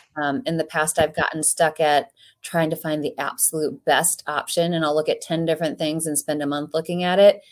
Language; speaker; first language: English; native; English